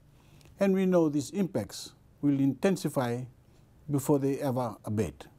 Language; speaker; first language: English; non-native, local second language; Fijian